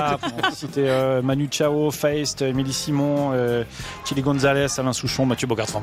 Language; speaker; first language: French; native; French